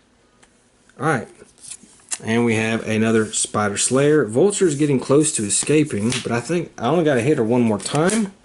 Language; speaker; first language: English; native; English